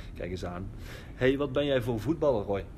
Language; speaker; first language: Dutch; native; Dutch